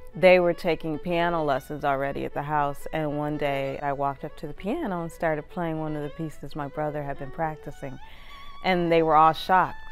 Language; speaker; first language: English; native; English